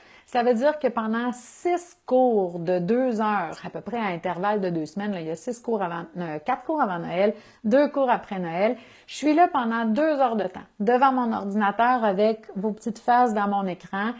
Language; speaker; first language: French; native; French